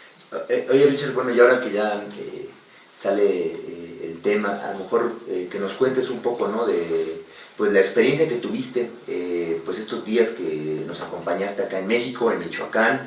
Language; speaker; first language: Spanish; native; Spanish